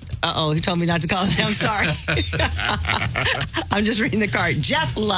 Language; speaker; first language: English; native; English